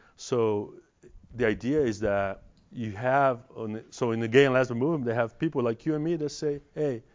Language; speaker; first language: English; non-native, fluent; Portuguese